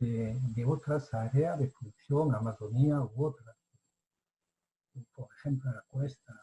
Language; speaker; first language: Spanish; non-native, fluent; French